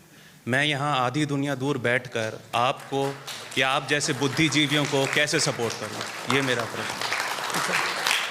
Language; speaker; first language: Hindi; native; Hindi